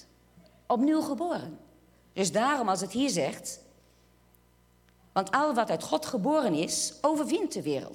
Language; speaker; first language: Dutch; non-native, fluent; Portuguese